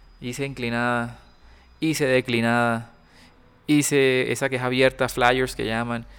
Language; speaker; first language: Spanish; native; Spanish